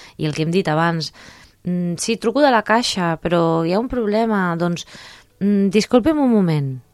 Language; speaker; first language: Catalan; native; Catalan